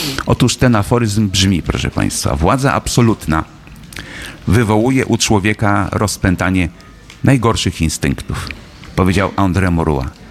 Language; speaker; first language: Polish; native; Polish